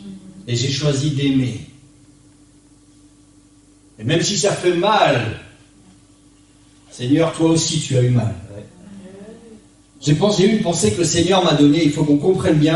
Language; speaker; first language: French; native; French